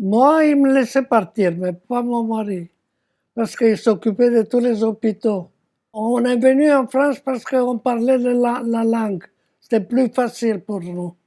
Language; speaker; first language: French; non-native, fluent; Romanian